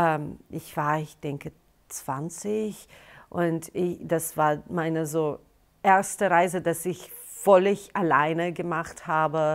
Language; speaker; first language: German; non-native, fluent; Russian